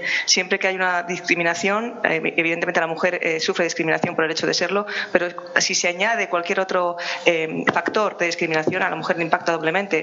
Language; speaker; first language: Spanish; native; Spanish